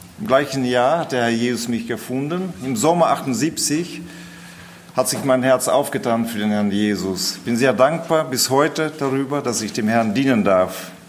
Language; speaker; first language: German; early bilingual, heritage; German